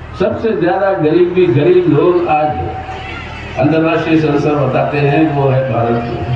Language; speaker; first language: Hindi; non-native, local second language; Telugu